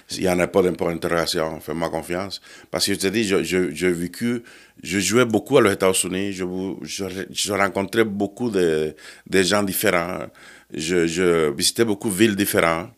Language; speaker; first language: French; non-native, fluent; Spanish